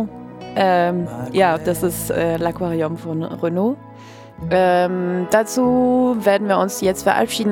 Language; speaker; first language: German; native; German